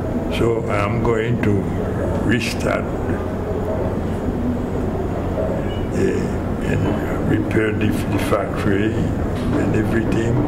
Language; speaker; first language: English; non-native, fluent; Haitian Creole